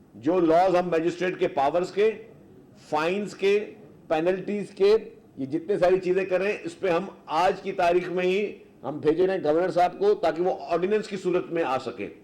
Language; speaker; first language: Urdu; non-native, local second language; Sindhi